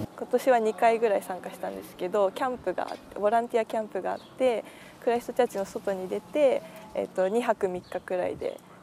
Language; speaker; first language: Japanese; native; Japanese